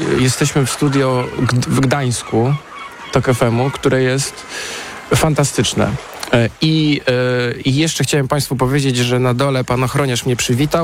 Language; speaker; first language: Polish; native; Polish